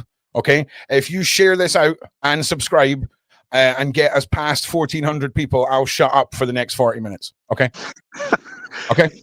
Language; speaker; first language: English; native; English